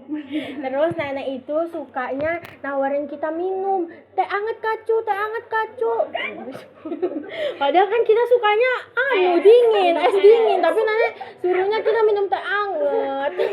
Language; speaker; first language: Indonesian; native; Indonesian